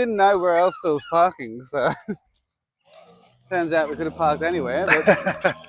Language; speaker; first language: English; native; English